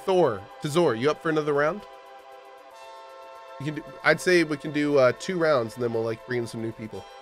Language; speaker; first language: English; native; English